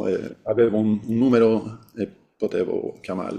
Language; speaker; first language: Italian; non-native, fluent; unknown